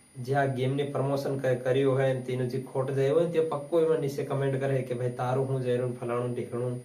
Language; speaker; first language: Gujarati; non-native, local second language; Bhili